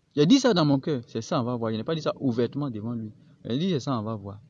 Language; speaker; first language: French; non-native, local second language; Baoulé